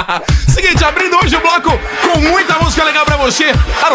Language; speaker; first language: Portuguese; native; Portuguese